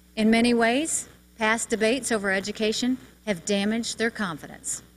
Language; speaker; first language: English; native; English